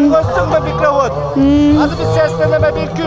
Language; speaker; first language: Turkish; native; Turkish